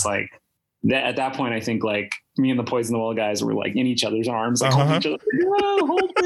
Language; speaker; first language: English; native; English